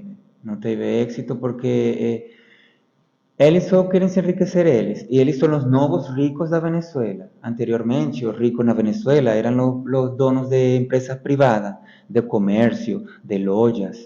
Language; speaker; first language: Portuguese; non-native, fluent; Spanish